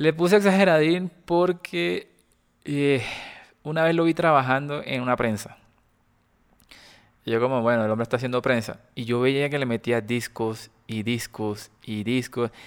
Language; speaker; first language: Spanish; native; Spanish